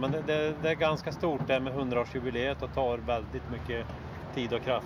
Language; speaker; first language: Swedish; native; Swedish